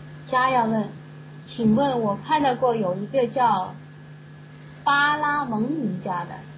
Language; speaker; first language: Chinese; native; Chinese